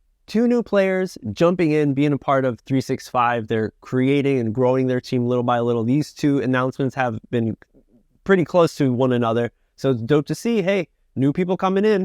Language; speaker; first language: English; native; English